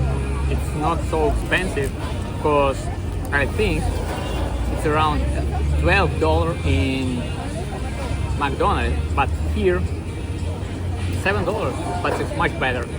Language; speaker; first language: English; non-native, fluent; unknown